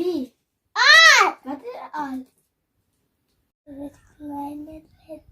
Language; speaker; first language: Dutch; non-native, learner; Tigrinya